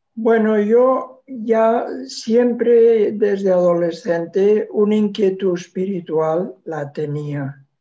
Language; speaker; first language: Spanish; non-native, local second language; Catalan